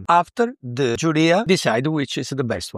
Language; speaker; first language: English; non-native, learner; Italian